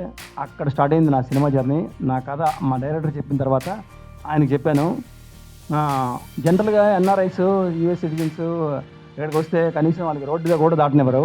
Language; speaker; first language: Telugu; native; Telugu